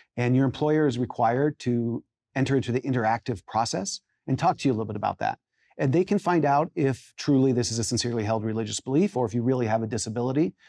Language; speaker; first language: English; native; English